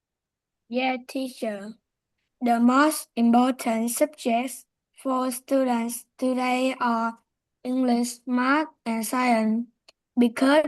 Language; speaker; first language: English; non-native, learner; Vietnamese